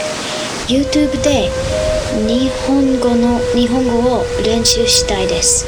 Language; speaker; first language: Japanese; non-native, learner; English